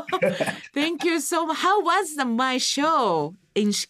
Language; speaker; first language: English; non-native, learner; Japanese